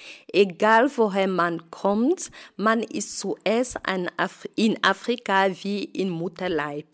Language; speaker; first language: German; non-native, fluent; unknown